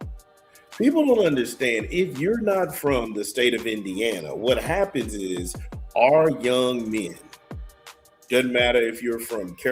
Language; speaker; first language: English; native; English